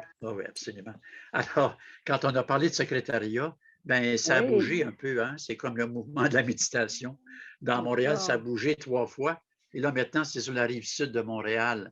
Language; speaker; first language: French; native; French